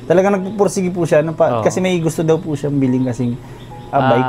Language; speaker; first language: Filipino; native; Filipino